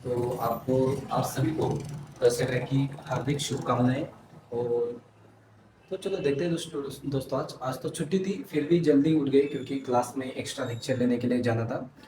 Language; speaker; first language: Hindi; non-native, local second language; Marathi